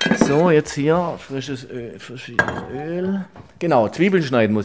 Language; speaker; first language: German; native; German